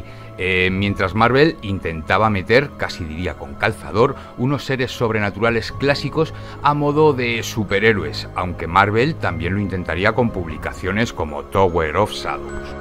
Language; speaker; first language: Spanish; native; Spanish